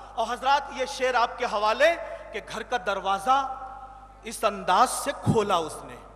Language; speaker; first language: Urdu; non-native, local second language; Hindi